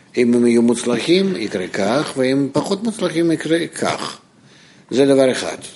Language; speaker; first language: Hebrew; non-native, fluent; Russian